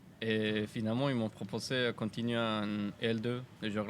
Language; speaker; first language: French; non-native, fluent; Spanish